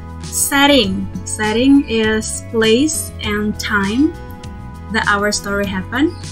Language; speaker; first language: English; non-native, fluent; Indonesian